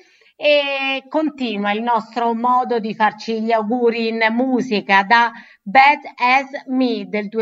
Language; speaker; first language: Italian; native; Italian